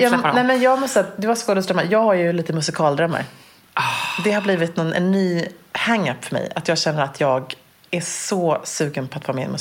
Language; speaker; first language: Swedish; native; Swedish